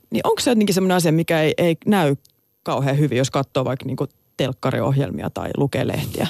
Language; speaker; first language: Finnish; native; Finnish